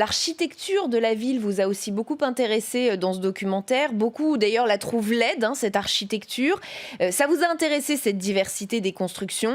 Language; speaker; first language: French; native; French